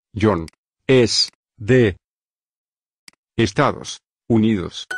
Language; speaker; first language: Spanish; non-native, learner; Vietnamese